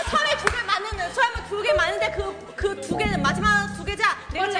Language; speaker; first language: Korean; non-native, fluent; Chinese